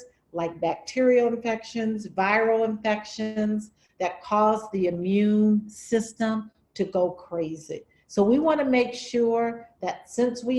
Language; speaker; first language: English; native; English